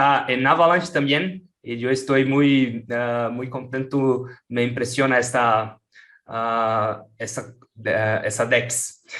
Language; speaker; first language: Spanish; non-native, fluent; Portuguese